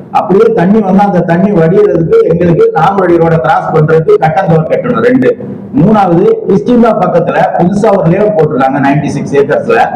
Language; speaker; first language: Tamil; native; Tamil